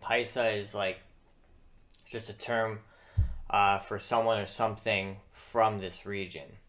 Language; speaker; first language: English; native; English